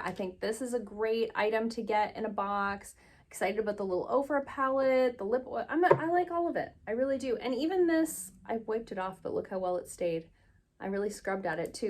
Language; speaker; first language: English; native; English